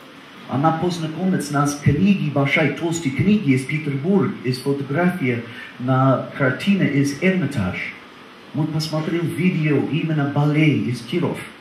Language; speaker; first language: Russian; non-native, learner; English